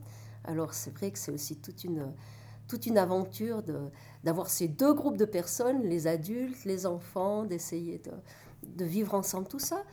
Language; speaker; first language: French; native; French